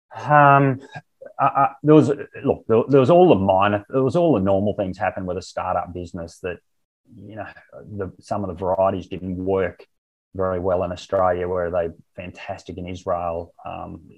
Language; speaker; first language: English; native; English